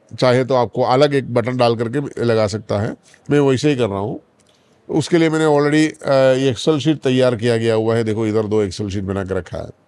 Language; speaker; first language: Hindi; non-native, local second language; Malayalam